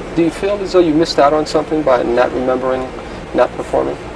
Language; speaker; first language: English; native; English